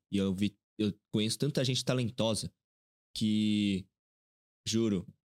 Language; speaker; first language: Portuguese; early bilingual, other home language; Korean